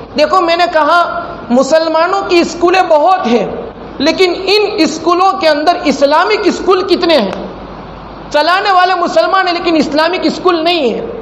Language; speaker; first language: Urdu; non-native, local second language; Gujarati